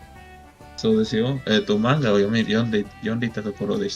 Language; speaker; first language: Japanese; non-native, learner; Spanish